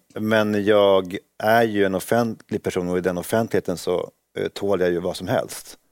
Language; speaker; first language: Swedish; native; Swedish